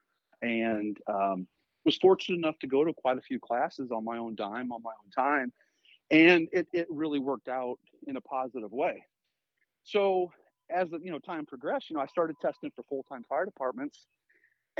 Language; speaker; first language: English; native; English